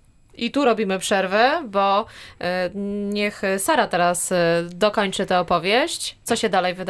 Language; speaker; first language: Polish; native; Polish